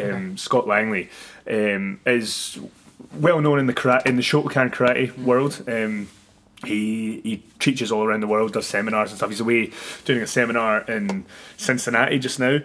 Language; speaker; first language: English; native; English